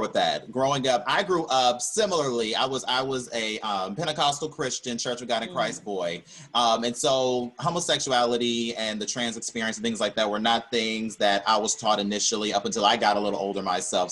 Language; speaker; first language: English; native; English